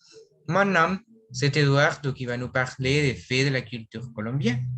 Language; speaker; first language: French; non-native, learner; Spanish